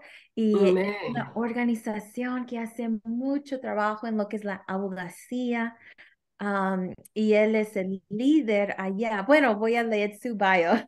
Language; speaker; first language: Spanish; early bilingual, heritage; Spanish